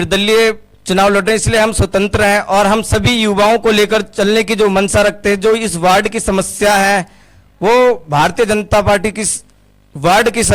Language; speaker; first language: Hindi; native; Hindi